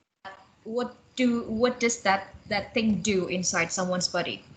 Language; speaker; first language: English; non-native, fluent; Indonesian